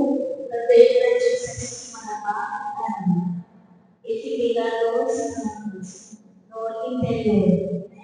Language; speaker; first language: Portuguese; non-native, fluent; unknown